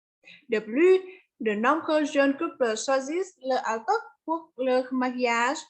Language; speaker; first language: French; non-native, learner; Vietnamese